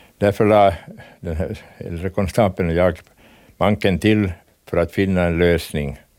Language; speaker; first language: Swedish; native; Swedish